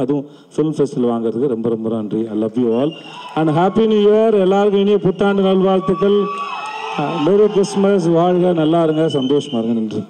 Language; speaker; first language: Tamil; native; Tamil